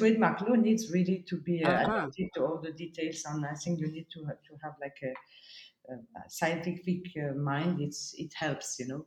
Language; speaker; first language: English; non-native, fluent; French